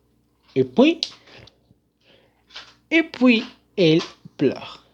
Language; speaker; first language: French; non-native, learner; Spanish